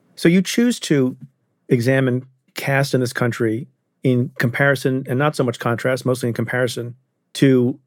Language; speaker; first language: English; early bilingual, other home language; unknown